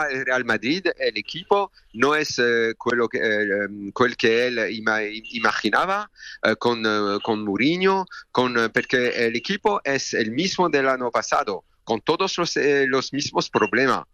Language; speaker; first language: Spanish; non-native, learner; French